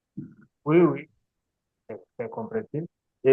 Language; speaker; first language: French; non-native, learner; Portuguese